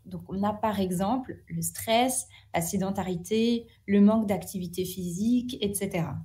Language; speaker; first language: French; native; French